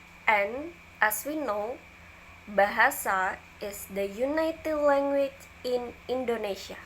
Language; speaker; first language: English; non-native, learner; Indonesian